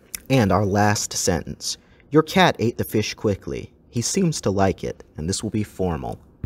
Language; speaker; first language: English; native; English